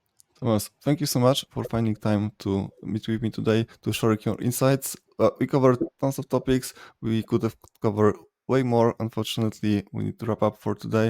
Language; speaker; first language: English; non-native, fluent; Polish